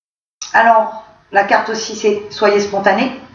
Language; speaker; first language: French; native; French